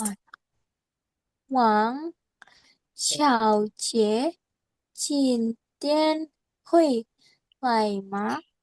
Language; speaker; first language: Chinese; non-native, learner; Indonesian